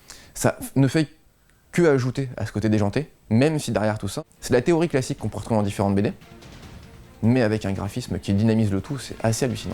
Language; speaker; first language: French; native; French